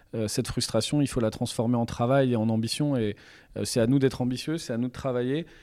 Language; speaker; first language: French; native; French